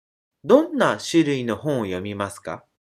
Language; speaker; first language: Japanese; native; Japanese